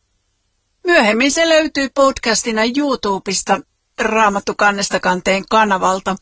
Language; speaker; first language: Finnish; native; Finnish